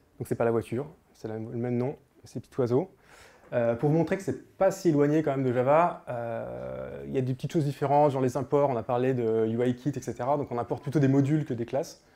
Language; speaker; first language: French; native; French